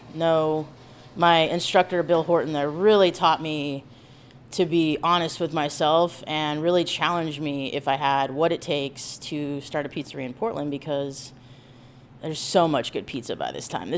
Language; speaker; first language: English; native; English